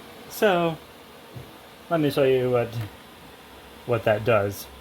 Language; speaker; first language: English; native; English